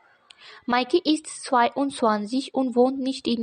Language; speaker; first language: German; non-native, fluent; Urdu